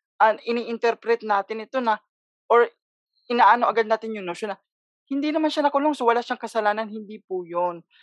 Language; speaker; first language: Filipino; non-native, local second language; Cebuano